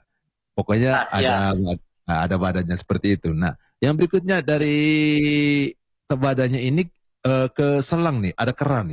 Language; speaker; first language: Indonesian; native; Indonesian